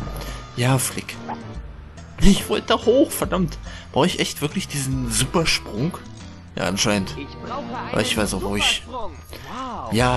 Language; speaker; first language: German; native; German